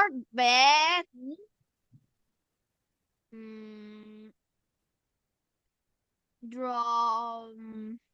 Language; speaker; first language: English; non-native, learner; Vietnamese